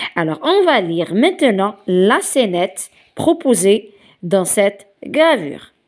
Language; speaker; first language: French; non-native, local second language; Arabic